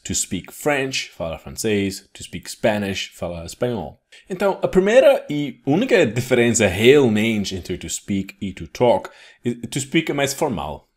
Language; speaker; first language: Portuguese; non-native, fluent; English